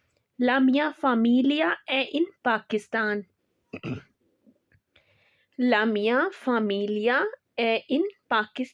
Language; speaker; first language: Italian; non-native, fluent; Urdu